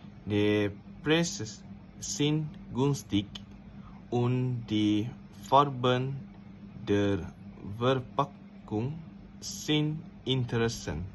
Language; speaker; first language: German; non-native, learner; Malay